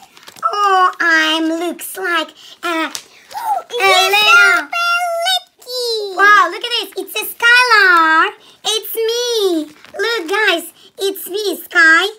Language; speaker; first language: English; non-native, learner; Russian